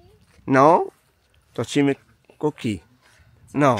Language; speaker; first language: Czech; non-native, learner; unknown